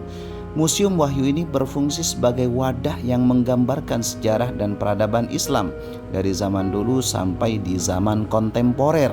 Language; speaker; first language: Indonesian; native; Indonesian